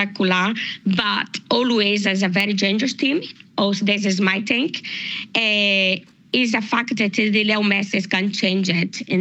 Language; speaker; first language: English; non-native, learner; Spanish